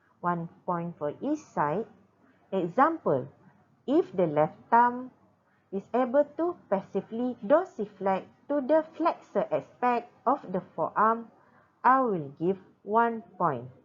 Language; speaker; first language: English; non-native, local second language; Malay